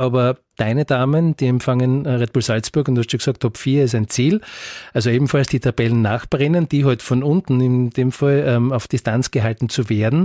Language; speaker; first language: German; native; German